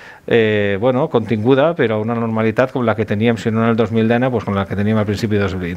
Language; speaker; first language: Catalan; native; Catalan